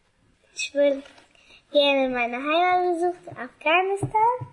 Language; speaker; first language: German; early bilingual, other home language; Persian